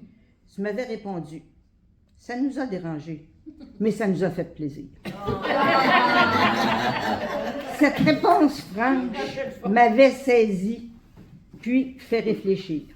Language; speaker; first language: French; native; French